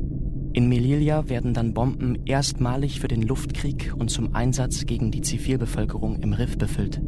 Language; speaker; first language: German; native; German